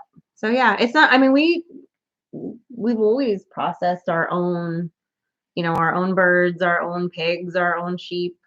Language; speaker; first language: English; native; English